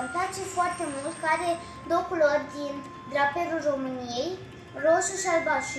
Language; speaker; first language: Romanian; early bilingual, heritage; Romanian